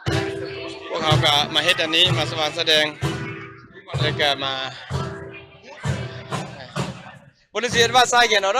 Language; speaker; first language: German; non-native, learner; Lao